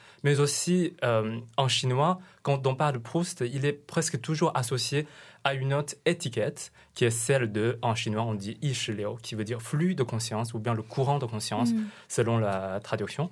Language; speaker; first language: French; non-native, fluent; Chinese